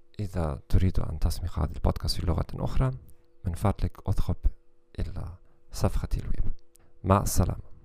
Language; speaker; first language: Arabic; non-native, learner; German